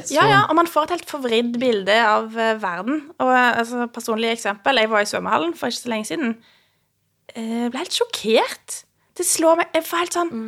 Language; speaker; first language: Norwegian; native; Norwegian